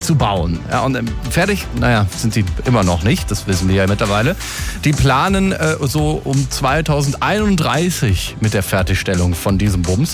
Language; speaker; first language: German; native; German